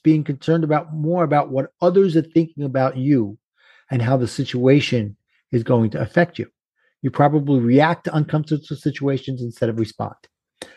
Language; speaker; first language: English; native; English